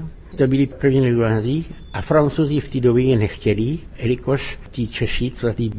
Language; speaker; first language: Czech; early bilingual, heritage; French